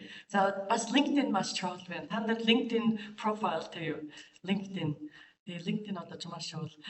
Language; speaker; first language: Mongolian; non-native, fluent; English